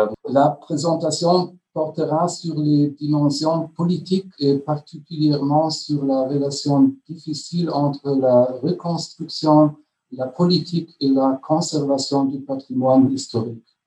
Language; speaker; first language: French; non-native, fluent; German